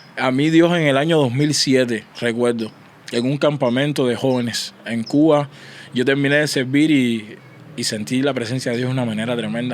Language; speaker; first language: Spanish; native; Spanish